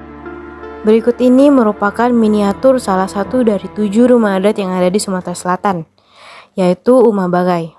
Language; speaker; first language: Indonesian; native; Indonesian